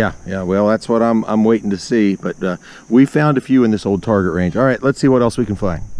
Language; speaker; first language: English; native; English